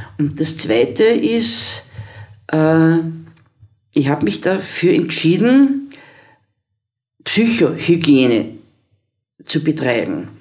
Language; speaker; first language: German; native; German